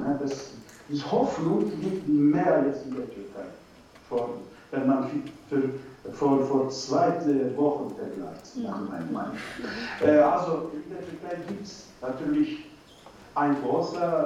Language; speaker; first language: German; non-native, learner; Turkish